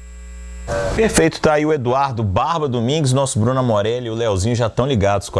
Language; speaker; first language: Portuguese; native; Portuguese